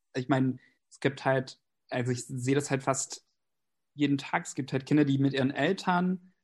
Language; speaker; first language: German; non-native, fluent; English